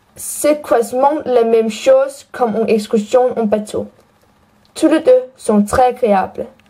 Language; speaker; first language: French; non-native, learner; Danish